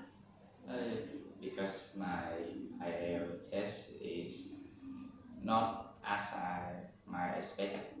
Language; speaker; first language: English; non-native, learner; Vietnamese